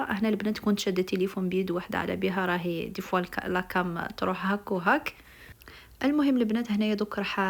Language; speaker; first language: Arabic; native; Arabic